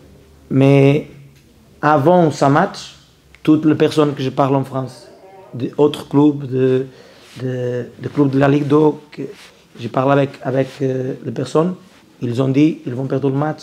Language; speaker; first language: French; non-native, learner; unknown